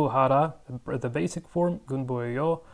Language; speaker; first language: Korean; non-native, learner; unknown